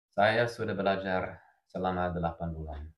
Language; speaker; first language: Indonesian; non-native, fluent; English